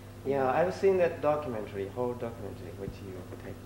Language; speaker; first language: English; non-native, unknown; Japanese